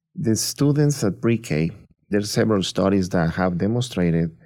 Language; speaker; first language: English; non-native, fluent; Spanish